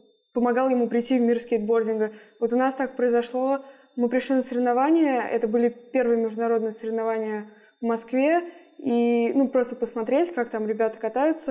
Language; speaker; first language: Russian; native; Russian